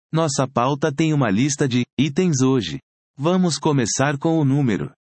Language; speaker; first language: Portuguese; native; Portuguese